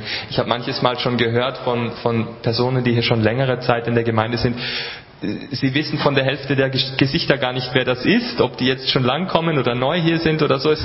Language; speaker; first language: German; native; German